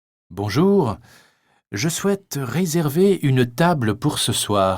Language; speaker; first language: French; native; French